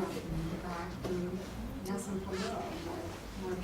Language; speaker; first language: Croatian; non-native, learner; English